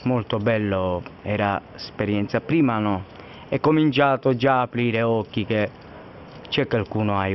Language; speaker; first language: Italian; non-native, learner; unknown